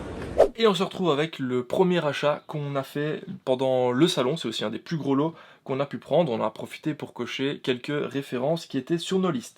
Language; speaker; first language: French; native; French